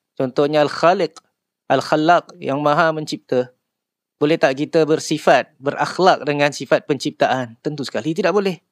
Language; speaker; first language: Malay; native; Malay